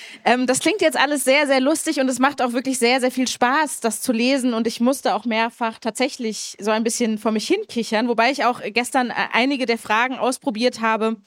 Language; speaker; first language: German; native; German